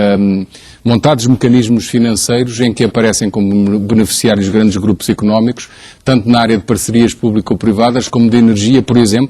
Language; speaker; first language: Portuguese; native; Portuguese